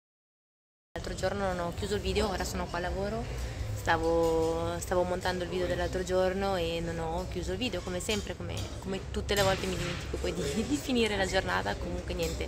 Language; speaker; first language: Italian; native; Italian